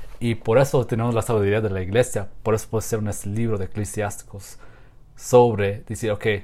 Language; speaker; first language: Spanish; non-native, learner; English